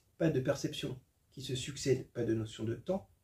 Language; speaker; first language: French; native; French